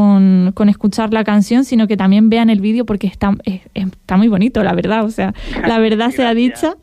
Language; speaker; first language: Spanish; native; Spanish